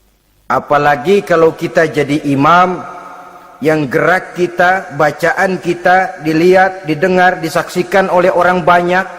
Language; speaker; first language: Indonesian; native; Indonesian